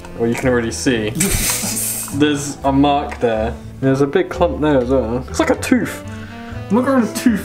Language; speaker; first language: English; native; English